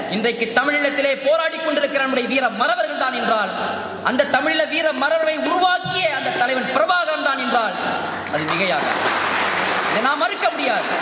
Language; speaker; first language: Tamil; early bilingual, heritage; Tamil